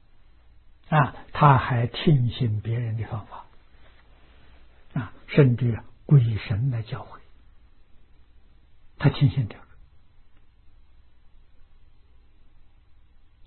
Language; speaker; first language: Chinese; native; Chinese